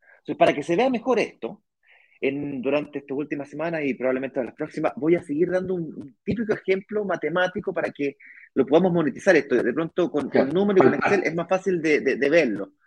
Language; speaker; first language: Spanish; native; Spanish